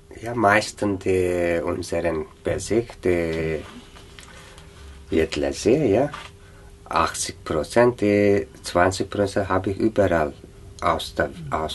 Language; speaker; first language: German; non-native, learner; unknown